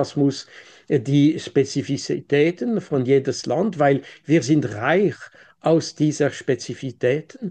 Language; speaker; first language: German; non-native, local second language; French